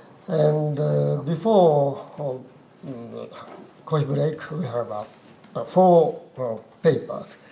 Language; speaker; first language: English; non-native, fluent; Japanese